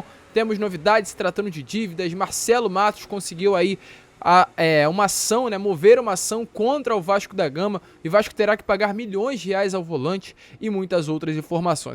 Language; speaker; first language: Portuguese; native; Portuguese